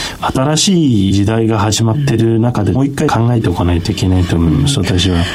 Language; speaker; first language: Japanese; non-native, fluent; Turkish